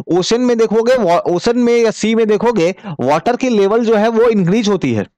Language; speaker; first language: Hindi; native; Hindi